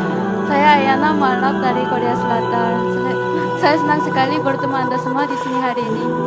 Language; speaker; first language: Indonesian; non-native, learner; Korean